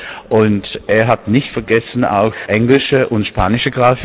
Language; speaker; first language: German; non-native, fluent; Czech